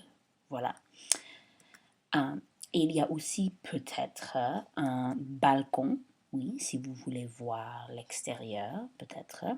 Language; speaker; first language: French; non-native, fluent; English